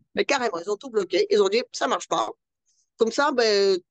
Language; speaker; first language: French; non-native, fluent; Russian